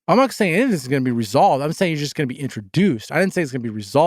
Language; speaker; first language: English; native; English